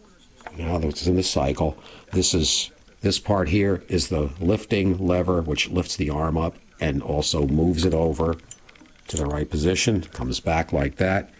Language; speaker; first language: English; native; English